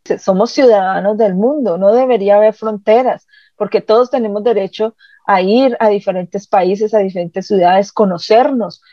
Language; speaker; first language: Spanish; native; Spanish